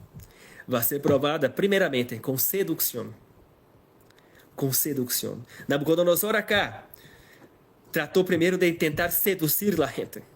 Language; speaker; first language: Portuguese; non-native, fluent; Spanish